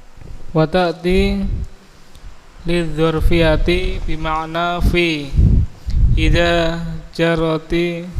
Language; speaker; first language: Arabic; non-native, learner; Indonesian